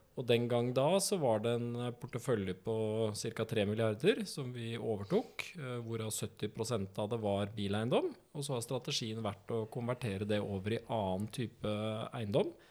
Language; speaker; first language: Norwegian; native; Norwegian